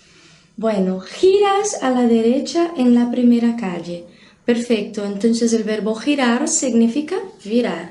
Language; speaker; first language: Spanish; non-native, fluent; Portuguese